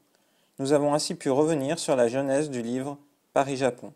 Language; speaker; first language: French; native; French